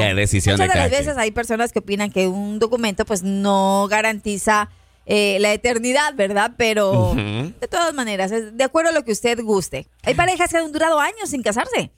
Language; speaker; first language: Spanish; native; Spanish